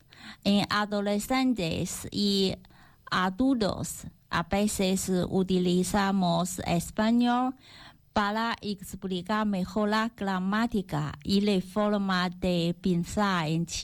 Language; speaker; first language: Spanish; non-native, learner; Chinese